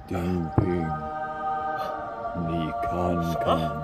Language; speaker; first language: Chinese; non-native, learner; English